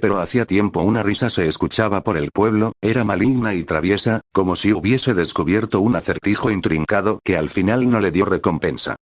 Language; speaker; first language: Spanish; native; Spanish